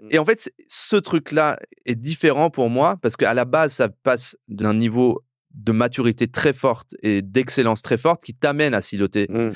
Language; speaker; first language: French; early bilingual, other home language; Persian